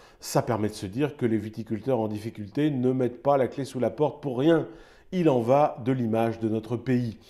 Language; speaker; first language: French; native; French